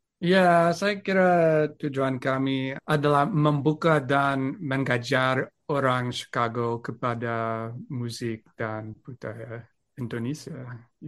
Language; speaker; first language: Indonesian; non-native, learner; English